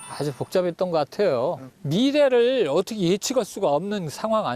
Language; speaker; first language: Korean; native; Korean